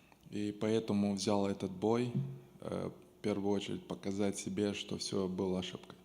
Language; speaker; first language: Russian; non-native, local second language; Romanian